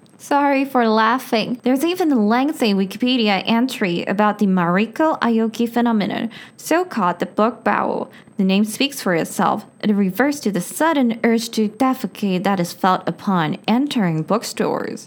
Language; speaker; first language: English; non-native, fluent; Chinese